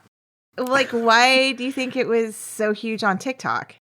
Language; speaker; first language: English; native; English